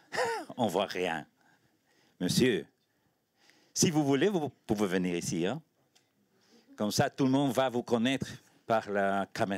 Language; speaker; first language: French; non-native, learner; Spanish